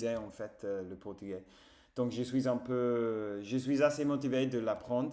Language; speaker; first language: French; non-native, fluent; English